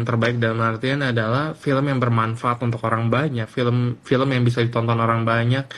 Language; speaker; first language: Indonesian; native; Indonesian